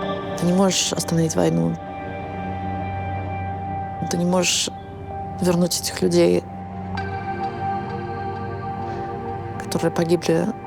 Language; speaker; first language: Russian; native; Russian